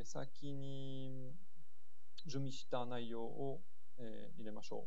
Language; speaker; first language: Japanese; non-native, fluent; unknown